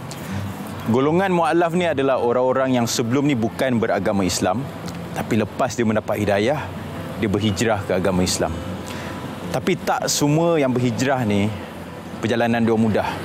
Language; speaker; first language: Malay; native; Malay